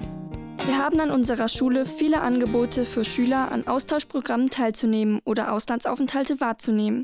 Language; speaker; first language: German; native; German